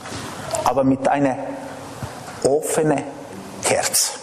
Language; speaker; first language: German; non-native, fluent; Serbian